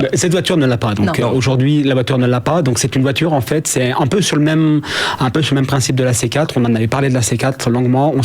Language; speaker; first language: French; native; French